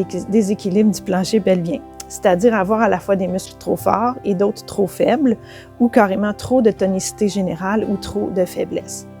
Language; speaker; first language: French; native; French